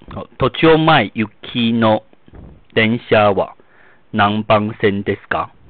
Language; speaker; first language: Japanese; non-native, fluent; Chinese